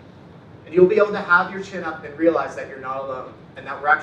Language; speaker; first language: English; native; English